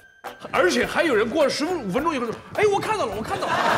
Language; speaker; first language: Chinese; native; Chinese